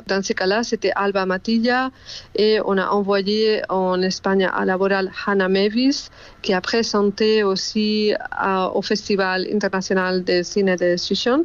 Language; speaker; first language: French; non-native, fluent; Spanish